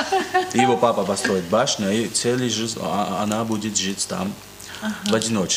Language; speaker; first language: Russian; non-native, learner; Georgian